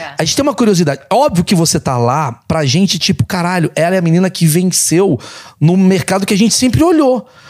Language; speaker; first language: Portuguese; native; Portuguese